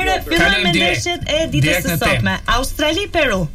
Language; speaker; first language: Albanian; native; Albanian